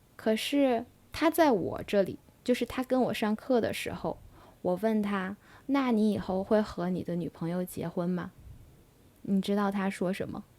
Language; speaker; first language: Chinese; native; Chinese